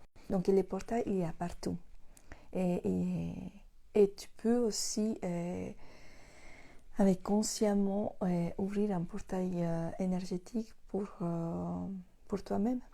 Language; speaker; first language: French; non-native, fluent; Spanish